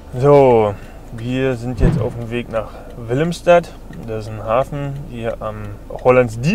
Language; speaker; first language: German; native; German